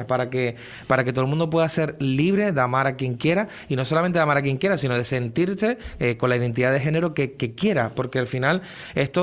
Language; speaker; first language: Spanish; native; Spanish